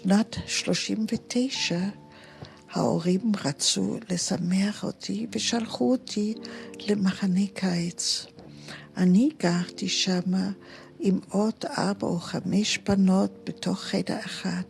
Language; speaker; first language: Hebrew; non-native, fluent; German